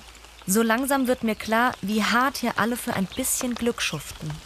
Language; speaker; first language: German; native; German